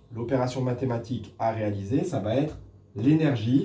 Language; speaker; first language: French; native; French